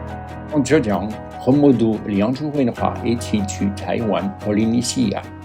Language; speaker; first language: Chinese; non-native, learner; French